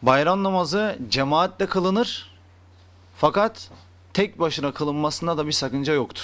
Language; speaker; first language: Turkish; native; Turkish